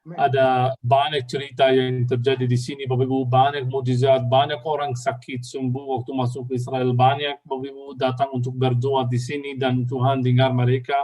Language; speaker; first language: Indonesian; non-native, fluent; Arabic